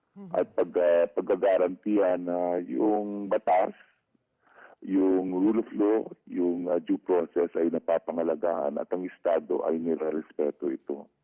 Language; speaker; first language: Filipino; native; Filipino